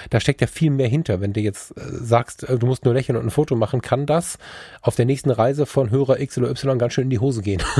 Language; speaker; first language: German; early bilingual, other home language; Turkish